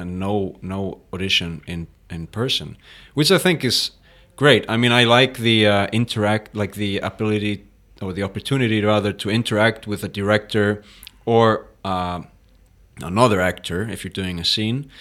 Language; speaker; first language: English; non-native, fluent; Icelandic